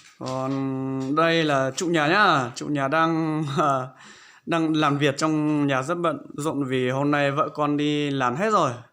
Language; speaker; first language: Vietnamese; non-native, local second language; Hmong